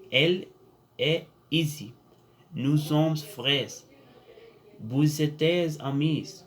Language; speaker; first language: French; non-native, learner; Spanish